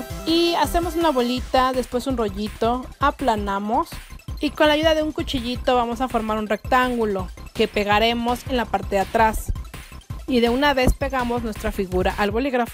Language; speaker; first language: Spanish; native; Spanish